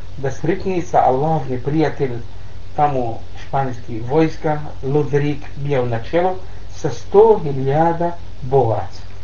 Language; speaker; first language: Bosnian; non-native, learner; Arabic